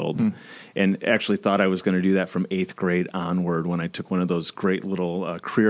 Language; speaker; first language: English; native; English